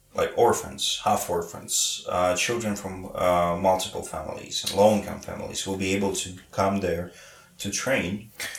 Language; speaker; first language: English; non-native, fluent; Ukrainian